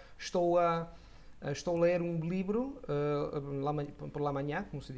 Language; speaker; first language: Portuguese; non-native, fluent; Italian